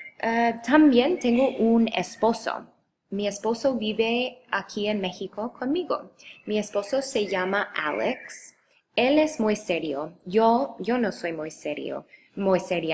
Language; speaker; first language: Spanish; non-native, fluent; English